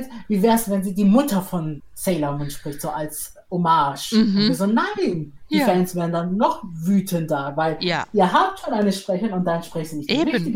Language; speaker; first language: German; native; German